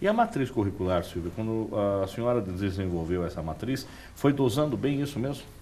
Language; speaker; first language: Portuguese; native; Portuguese